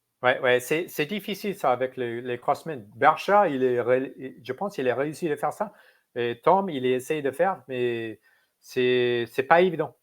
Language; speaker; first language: French; non-native, fluent; English